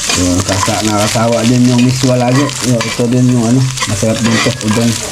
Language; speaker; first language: Filipino; non-native, local second language; Cebuano